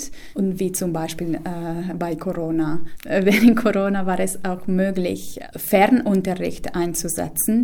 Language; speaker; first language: German; non-native, fluent; Italian